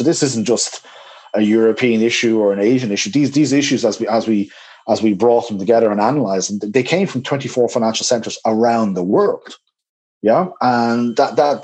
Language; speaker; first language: English; native; English